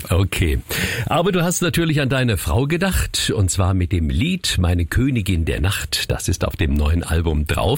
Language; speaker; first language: German; native; German